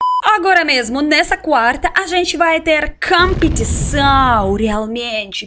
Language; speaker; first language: Portuguese; non-native, learner; Russian